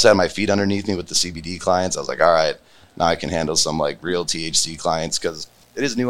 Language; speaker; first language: English; native; English